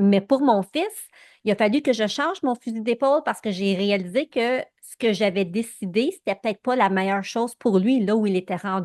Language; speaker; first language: French; native; French